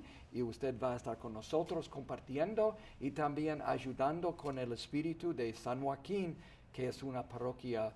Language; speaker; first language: Spanish; non-native, fluent; English